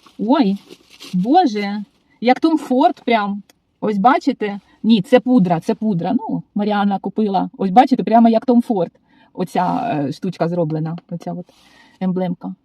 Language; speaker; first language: Ukrainian; non-native, local second language; Russian